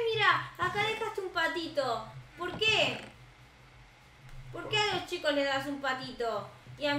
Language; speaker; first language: Spanish; native; Spanish